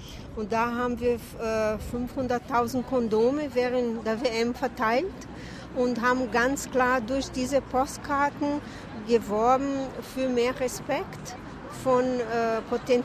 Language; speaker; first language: German; non-native, fluent; Portuguese